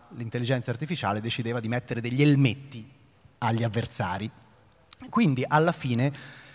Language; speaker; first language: Italian; native; Italian